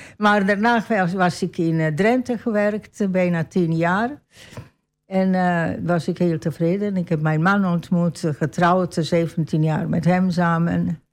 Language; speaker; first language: Dutch; non-native, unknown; Croatian